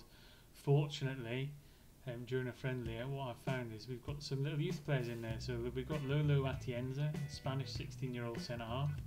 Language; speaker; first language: English; native; English